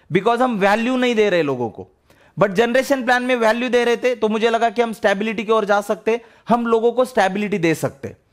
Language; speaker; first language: Hindi; non-native, local second language; Marathi